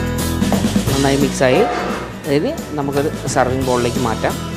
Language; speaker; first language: Malayalam; native; Malayalam